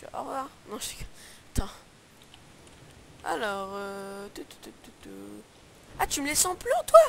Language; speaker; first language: French; native; French